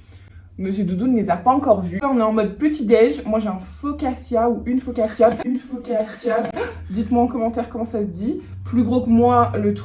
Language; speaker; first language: French; native; French